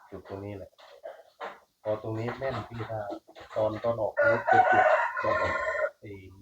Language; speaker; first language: Thai; native; Thai